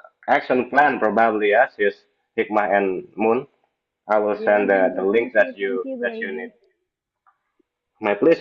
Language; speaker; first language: English; non-native, fluent; Indonesian